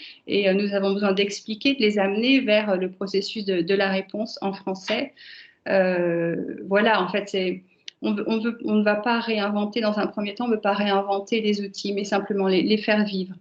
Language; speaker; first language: French; native; French